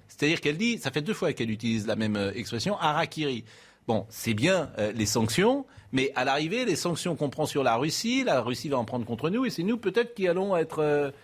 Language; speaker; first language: French; native; French